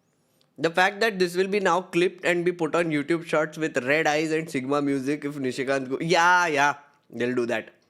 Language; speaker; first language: English; non-native, local second language; Hindi